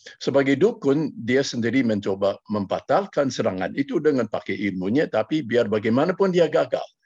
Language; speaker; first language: Malay; non-native, fluent; English